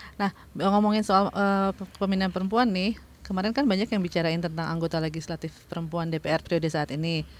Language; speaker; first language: Indonesian; native; Indonesian